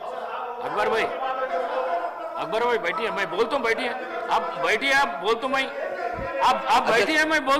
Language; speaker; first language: Hindi; non-native, local second language; Telugu